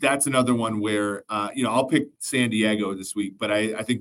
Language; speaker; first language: English; native; English